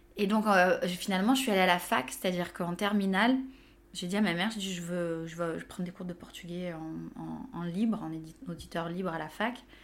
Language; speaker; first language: French; native; French